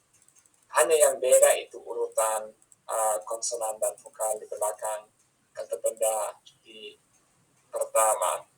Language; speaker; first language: Indonesian; non-native, fluent; English